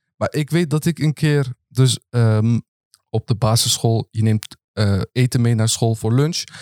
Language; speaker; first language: Dutch; early bilingual, other home language; Arabic